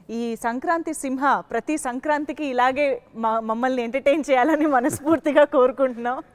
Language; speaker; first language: Telugu; native; Telugu